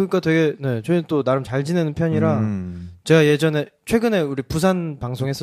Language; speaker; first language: Korean; native; Korean